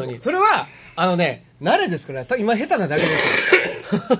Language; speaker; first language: Japanese; native; Japanese